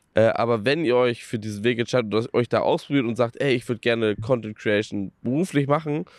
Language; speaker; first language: German; native; German